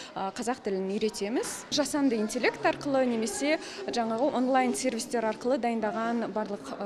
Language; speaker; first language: Kazakh; native; Kazakh